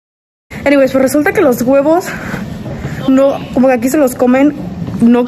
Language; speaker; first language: Spanish; early bilingual, heritage; Spanish